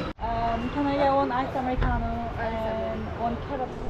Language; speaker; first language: English; non-native, learner; Korean